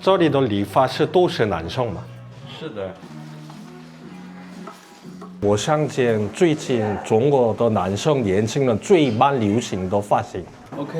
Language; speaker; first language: Chinese; non-native, learner; Korean